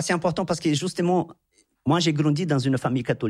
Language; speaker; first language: French; non-native, fluent; Portuguese